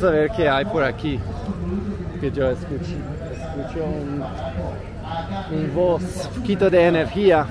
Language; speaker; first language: Spanish; non-native, learner; English